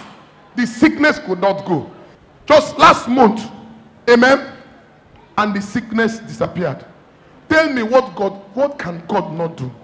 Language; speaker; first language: English; non-native, local second language; Igbo